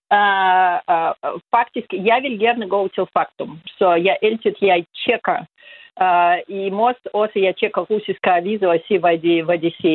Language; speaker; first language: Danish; non-native, fluent; Russian